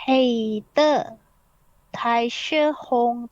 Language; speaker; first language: Chinese; non-native, learner; Indonesian